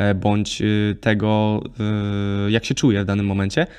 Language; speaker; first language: Polish; native; Polish